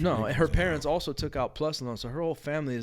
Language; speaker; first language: English; native; English